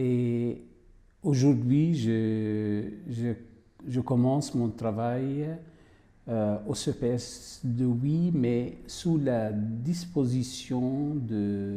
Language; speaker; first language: French; non-native, fluent; Arabic